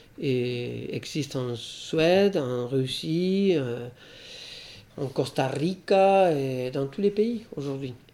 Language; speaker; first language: French; non-native, fluent; Spanish